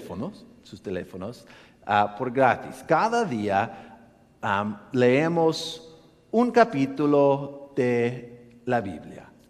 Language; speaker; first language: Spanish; non-native, learner; English